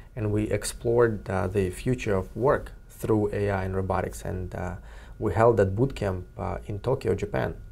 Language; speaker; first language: English; non-native, fluent; Russian